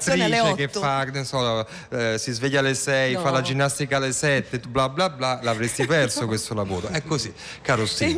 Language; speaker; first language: Italian; native; Italian